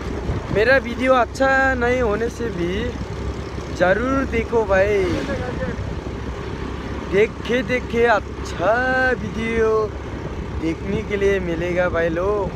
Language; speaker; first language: Hindi; non-native, local second language; Garo